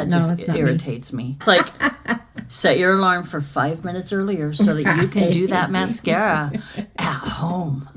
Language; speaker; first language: English; native; English